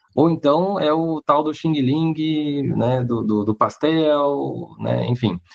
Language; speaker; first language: Portuguese; early bilingual, other home language; Chinese